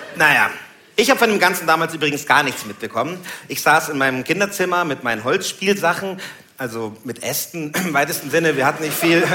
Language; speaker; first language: German; native; German